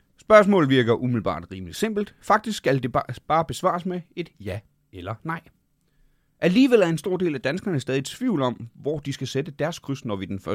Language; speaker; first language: Danish; native; Danish